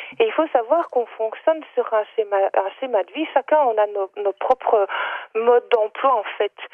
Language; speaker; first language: French; native; French